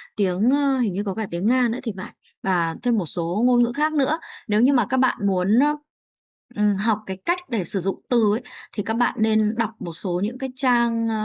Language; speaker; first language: Vietnamese; native; Vietnamese